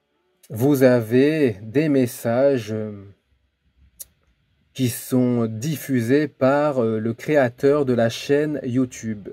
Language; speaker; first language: French; native; French